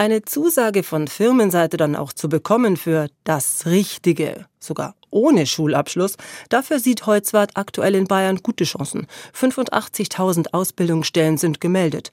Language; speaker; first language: German; native; German